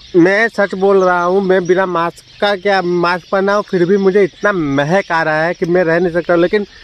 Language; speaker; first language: Hindi; non-native, local second language; Assamese